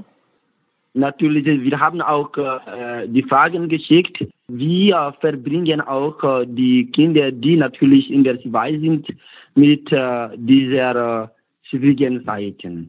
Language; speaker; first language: German; non-native, learner; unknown